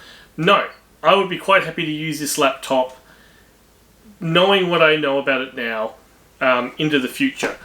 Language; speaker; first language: English; native; English